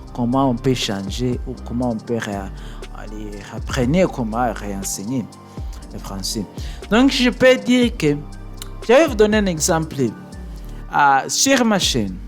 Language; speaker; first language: French; non-native, learner; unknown